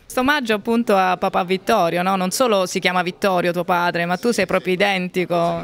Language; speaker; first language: Italian; native; Italian